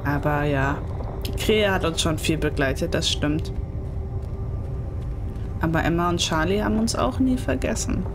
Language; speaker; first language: German; native; German